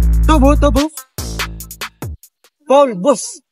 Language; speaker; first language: Japanese; non-native, learner; Filipino